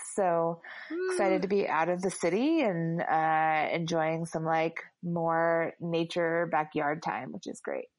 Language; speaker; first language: English; native; English